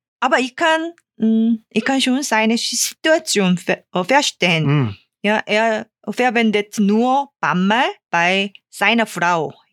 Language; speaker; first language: German; non-native, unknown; Korean